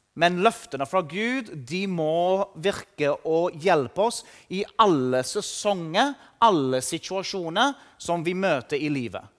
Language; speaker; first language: Norwegian; non-native, fluent; English